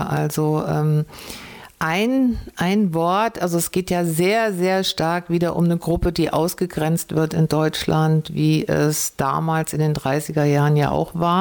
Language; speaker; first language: German; native; German